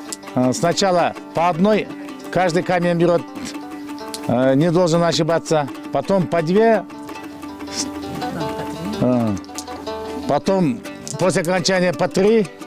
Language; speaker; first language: Russian; non-native, local second language; Kyrgyz